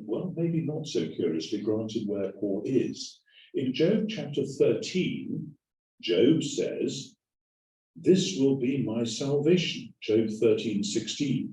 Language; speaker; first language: English; native; English